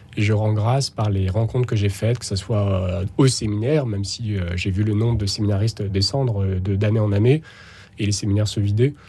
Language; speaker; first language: French; native; French